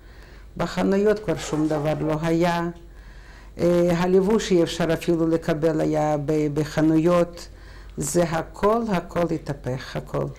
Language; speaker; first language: Hebrew; non-native, fluent; Russian